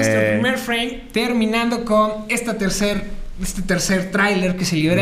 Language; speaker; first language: Spanish; native; Spanish